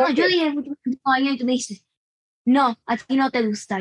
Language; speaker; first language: Spanish; early bilingual, heritage; Spanish